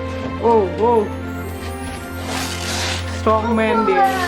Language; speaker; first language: English; non-native, learner; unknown